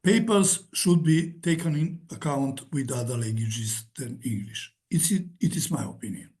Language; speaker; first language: English; non-native, fluent; Macedonian